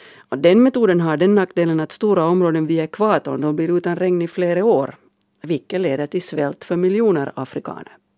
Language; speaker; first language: Swedish; native; Swedish